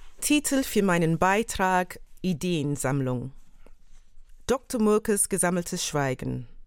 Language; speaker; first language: German; non-native, fluent; English